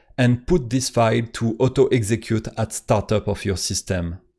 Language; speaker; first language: English; non-native, fluent; French